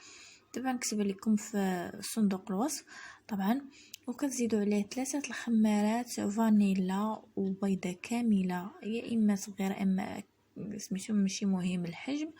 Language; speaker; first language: Arabic; native; Arabic